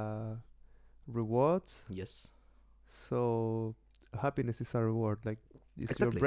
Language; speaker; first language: English; non-native, fluent; Spanish